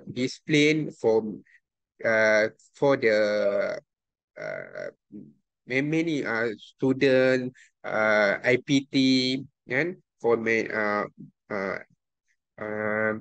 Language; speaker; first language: English; non-native, local second language; Malay